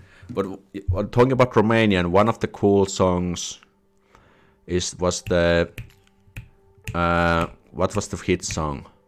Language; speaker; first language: English; non-native, fluent; Finnish